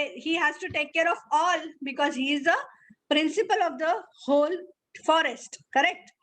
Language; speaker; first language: English; non-native, local second language; Marathi